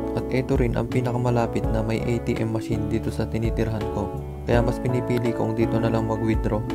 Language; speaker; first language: Filipino; native; Filipino